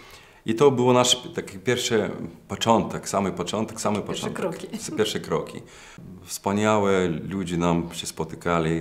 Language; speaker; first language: Polish; non-native, fluent; Russian